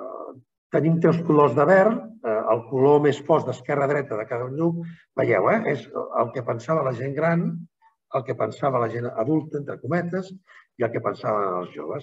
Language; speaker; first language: Catalan; native; Catalan